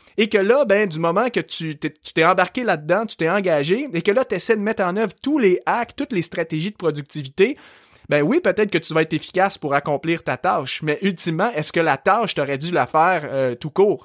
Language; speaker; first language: French; native; French